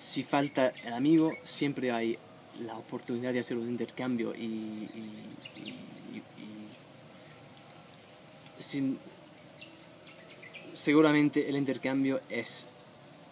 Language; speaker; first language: Spanish; non-native, fluent; English